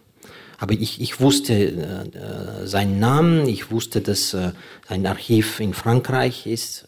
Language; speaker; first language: German; non-native, fluent; Ukrainian